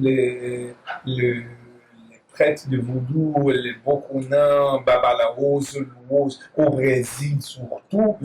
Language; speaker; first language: French; non-native, learner; Portuguese